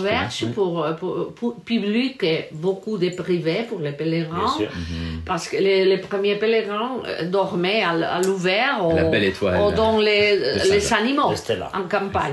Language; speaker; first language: French; non-native, learner; Galician